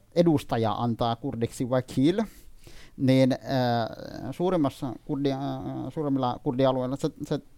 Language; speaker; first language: Finnish; non-native, fluent; Arabic